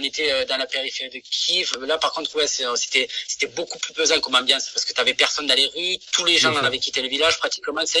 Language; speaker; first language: French; native; French